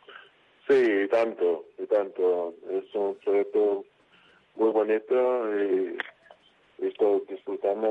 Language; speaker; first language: Spanish; non-native, fluent; English